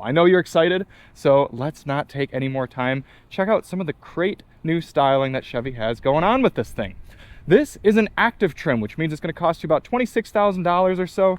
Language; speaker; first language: English; native; English